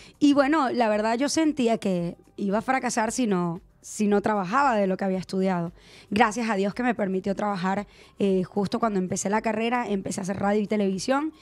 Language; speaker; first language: Spanish; native; Spanish